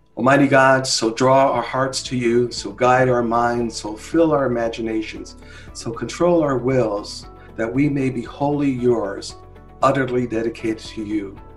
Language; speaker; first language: English; native; English